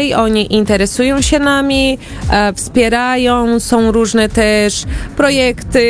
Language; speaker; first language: Polish; non-native, fluent; Portuguese